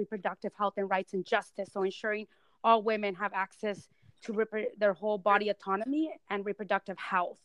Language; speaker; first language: English; early bilingual, other home language; Spanish